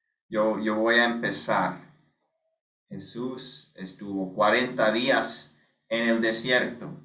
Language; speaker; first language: Spanish; non-native, fluent; English